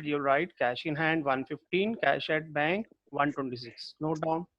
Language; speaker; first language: English; non-native, local second language; Hindi